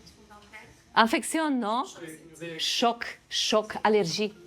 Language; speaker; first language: French; non-native, fluent; Romanian